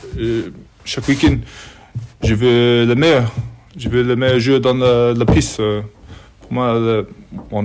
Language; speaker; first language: French; non-native, learner; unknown